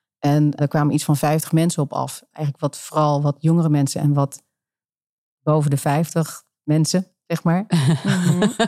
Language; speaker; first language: Dutch; native; Dutch